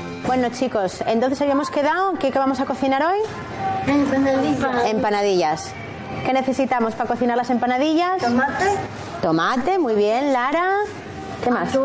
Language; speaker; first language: Spanish; native; Spanish